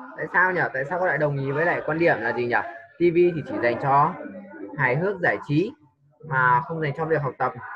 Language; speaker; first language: Vietnamese; native; Vietnamese